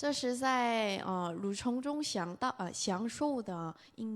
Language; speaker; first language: Chinese; non-native, fluent; Korean